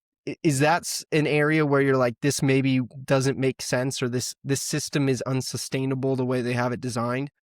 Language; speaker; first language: English; native; English